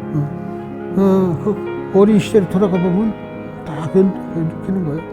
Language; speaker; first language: Korean; native; Korean